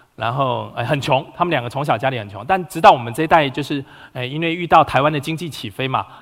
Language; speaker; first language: Chinese; native; Chinese